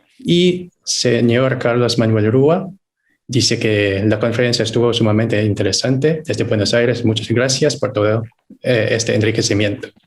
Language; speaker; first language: Spanish; non-native, fluent; Filipino